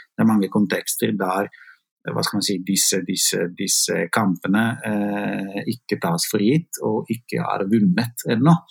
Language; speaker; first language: Norwegian; non-native, fluent; Italian